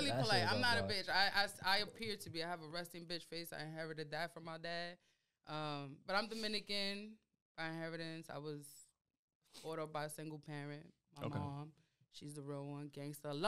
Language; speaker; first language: English; early bilingual, other home language; Spanish